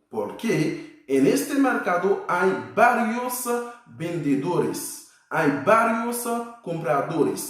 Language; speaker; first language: Spanish; non-native, fluent; Haitian Creole